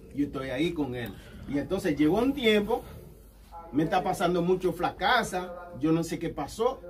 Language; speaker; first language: Spanish; non-native, learner; Haitian Creole